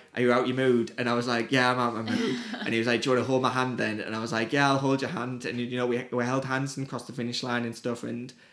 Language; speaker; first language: English; native; English